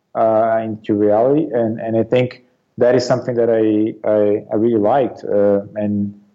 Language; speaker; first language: English; non-native, fluent; Portuguese